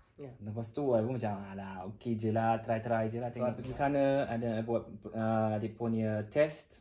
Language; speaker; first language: Malay; non-native, fluent; German